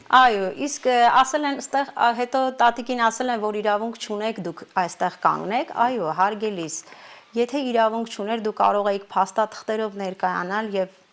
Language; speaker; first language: Armenian; non-native, local second language; Kurdish